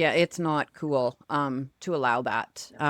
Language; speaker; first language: English; native; English